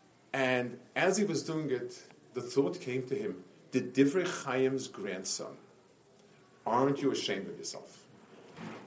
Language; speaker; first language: English; native; English